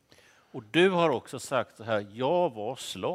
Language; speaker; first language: Swedish; native; Swedish